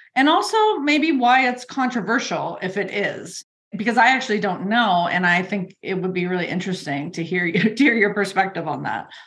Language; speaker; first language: English; native; English